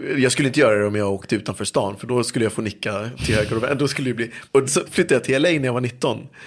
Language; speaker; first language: Swedish; early bilingual, other home language; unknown